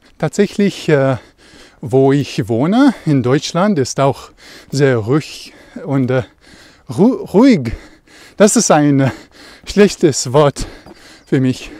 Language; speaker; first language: German; non-native, learner; Russian